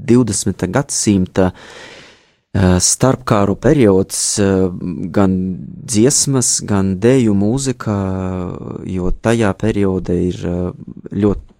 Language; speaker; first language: Latvian; non-native, fluent; Russian